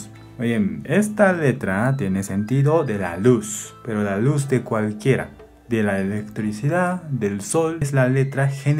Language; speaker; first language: Spanish; non-native, fluent; Japanese